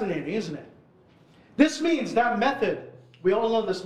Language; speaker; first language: English; non-native, local second language; Filipino